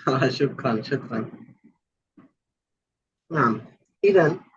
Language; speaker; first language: Arabic; non-native, fluent; Bangla